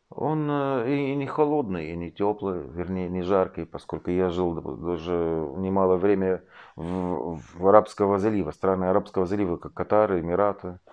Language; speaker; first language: Russian; non-native, fluent; Arabic